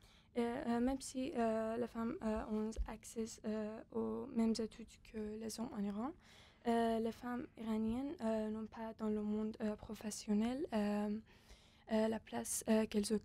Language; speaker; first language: French; non-native, fluent; Persian